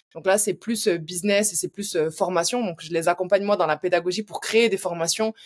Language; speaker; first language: French; native; French